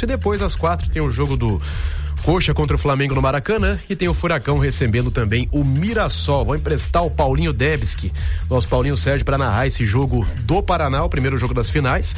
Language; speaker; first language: Portuguese; native; Portuguese